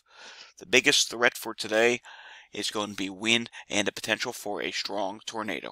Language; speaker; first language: English; native; English